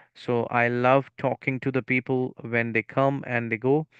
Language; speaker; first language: English; non-native, local second language; Punjabi